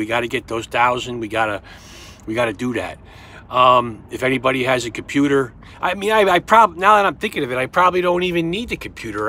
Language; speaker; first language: English; native; English